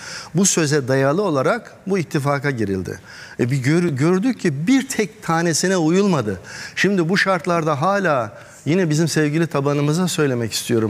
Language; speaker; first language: Turkish; native; Turkish